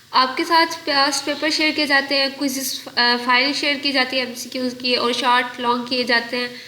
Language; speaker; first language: Urdu; native; Urdu